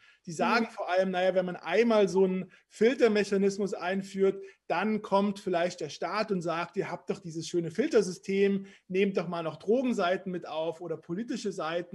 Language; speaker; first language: German; native; German